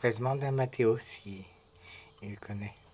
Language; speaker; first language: French; native; French